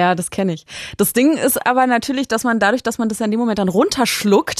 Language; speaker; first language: German; native; German